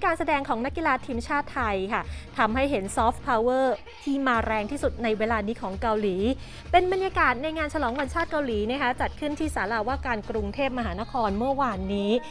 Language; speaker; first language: Thai; native; Thai